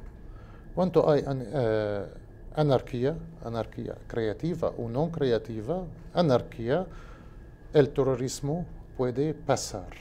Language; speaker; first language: Portuguese; non-native, learner; Spanish